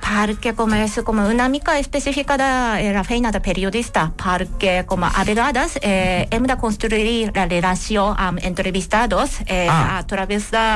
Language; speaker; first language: Catalan; non-native, learner; Japanese